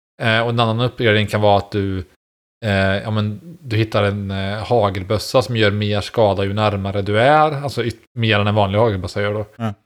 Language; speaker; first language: Swedish; native; Swedish